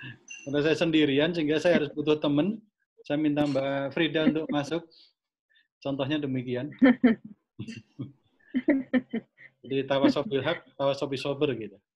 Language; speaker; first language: Indonesian; native; Indonesian